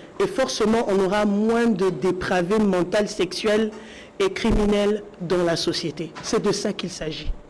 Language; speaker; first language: French; non-native, local second language; Lingala